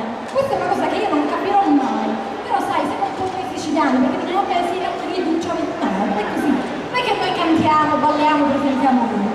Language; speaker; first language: Italian; native; Italian